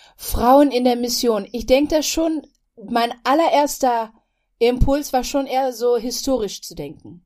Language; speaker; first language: German; native; German